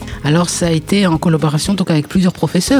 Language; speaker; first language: French; native; French